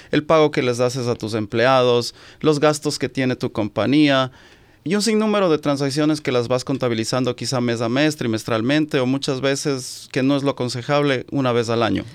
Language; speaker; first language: Spanish; native; Spanish